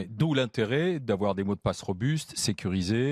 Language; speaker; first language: French; native; French